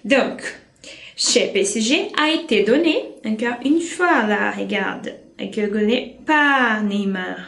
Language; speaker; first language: French; non-native, fluent; Portuguese